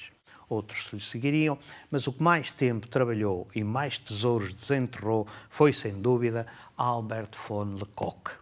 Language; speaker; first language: Portuguese; native; Portuguese